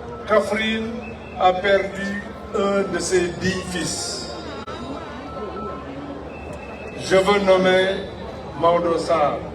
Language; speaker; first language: French; non-native, local second language; Wolof